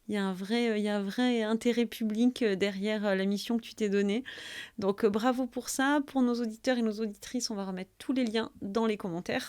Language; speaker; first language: French; native; French